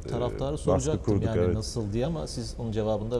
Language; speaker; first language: Turkish; native; Turkish